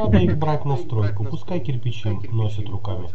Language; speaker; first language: Russian; native; Russian